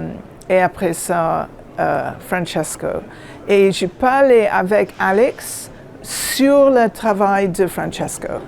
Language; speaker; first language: French; non-native, learner; English